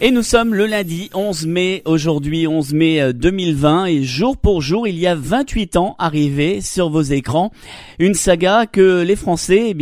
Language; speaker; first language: French; native; French